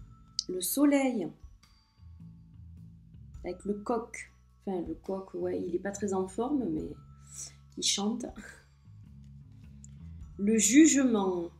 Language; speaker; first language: French; native; French